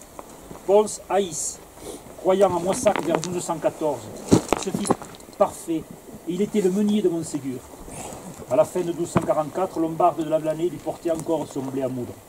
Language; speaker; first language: French; native; French